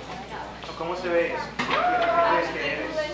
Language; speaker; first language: Spanish; non-native, learner; English